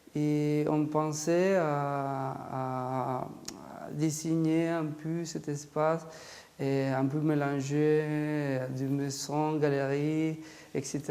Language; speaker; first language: French; non-native, fluent; Spanish